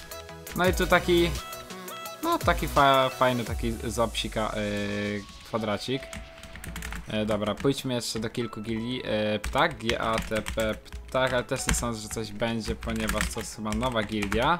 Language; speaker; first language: Polish; native; Polish